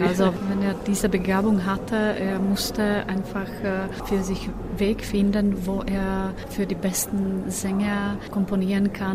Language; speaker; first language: German; non-native, fluent; Slovak